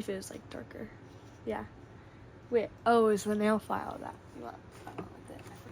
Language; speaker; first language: English; native; English